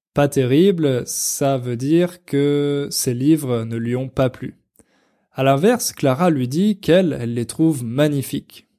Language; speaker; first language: French; native; French